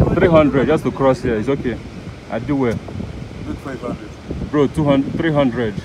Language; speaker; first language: English; non-native, local second language; Igbo